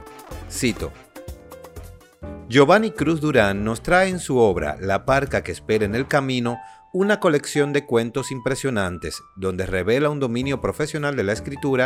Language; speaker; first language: Spanish; native; Spanish